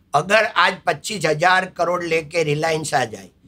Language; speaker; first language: Hindi; non-native, local second language; Gujarati